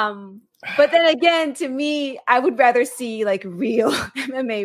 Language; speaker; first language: English; non-native, local second language; Filipino